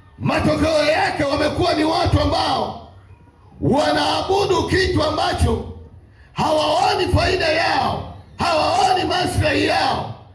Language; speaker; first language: Swahili; native; Swahili